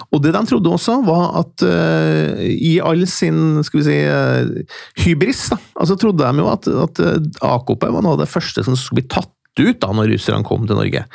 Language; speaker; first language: Norwegian; native; Norwegian